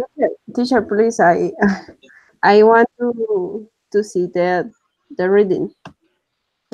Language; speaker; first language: English; non-native, learner; Spanish